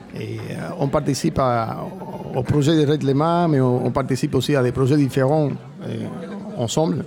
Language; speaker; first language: French; non-native, fluent; Spanish